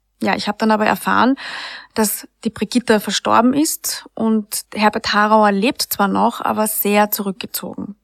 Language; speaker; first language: German; native; German